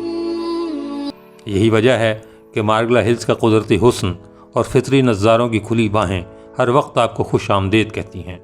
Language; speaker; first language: Urdu; native; Urdu